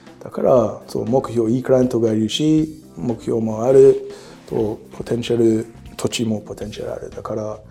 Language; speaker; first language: Japanese; non-native, learner; English